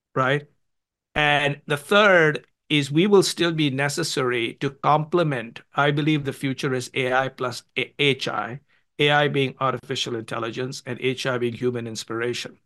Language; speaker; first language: English; non-native, local second language; Gujarati